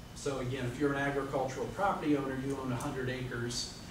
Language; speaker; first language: English; native; English